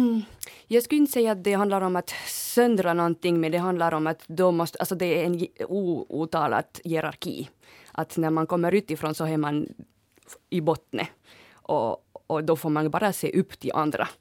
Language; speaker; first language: Swedish; non-native, fluent; French